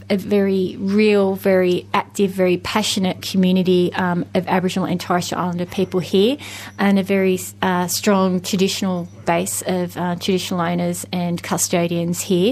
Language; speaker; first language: English; native; English